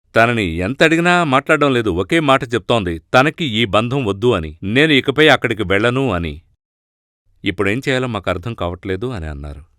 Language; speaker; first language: Telugu; non-native, fluent; Malayalam